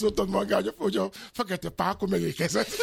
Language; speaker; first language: Hungarian; non-native, local second language; Albanian